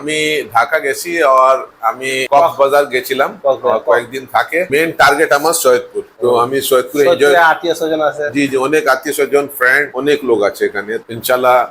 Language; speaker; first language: Bangla; non-native, local second language; Urdu